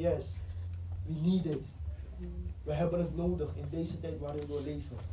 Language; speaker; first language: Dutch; non-native, fluent; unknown